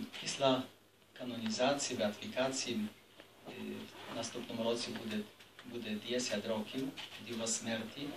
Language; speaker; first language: Ukrainian; non-native, fluent; Polish